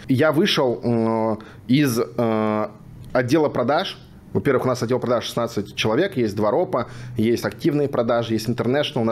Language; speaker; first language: Russian; native; Russian